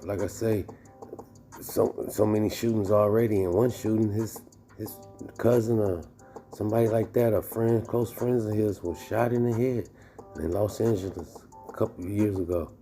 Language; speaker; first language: English; native; English